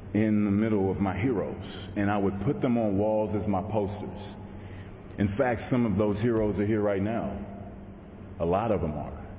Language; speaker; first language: English; native; English